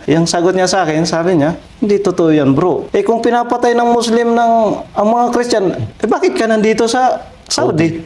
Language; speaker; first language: Filipino; non-native, local second language; Waray